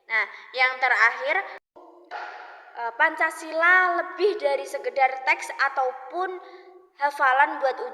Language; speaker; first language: Indonesian; native; Indonesian